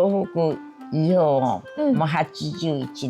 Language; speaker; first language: Japanese; non-native, local second language; Min Nan Chinese